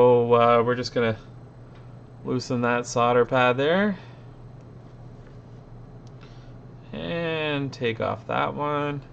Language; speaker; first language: English; native; English